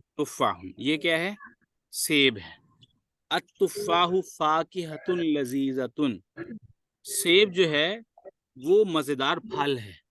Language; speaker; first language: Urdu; native; Urdu